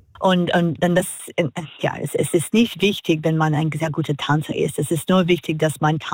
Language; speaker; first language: German; non-native, learner; English